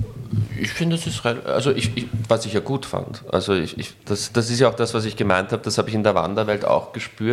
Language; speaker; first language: German; native; German